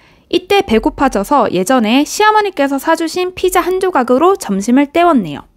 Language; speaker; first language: Korean; native; Korean